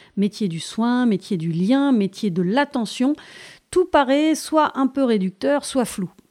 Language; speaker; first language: French; native; French